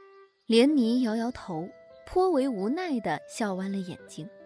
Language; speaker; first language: Chinese; native; Chinese